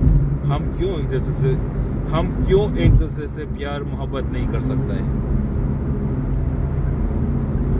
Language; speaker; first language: Hindi; non-native, local second language; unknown